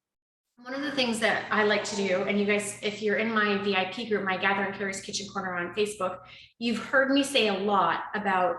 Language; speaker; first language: English; native; English